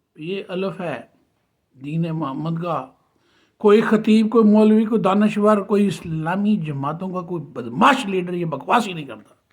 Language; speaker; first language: Urdu; native; Urdu